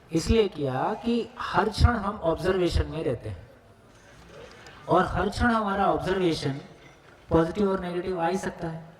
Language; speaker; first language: Hindi; native; Hindi